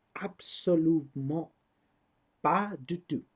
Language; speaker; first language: French; non-native, learner; English